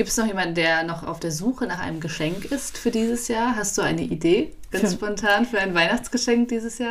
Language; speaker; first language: German; native; German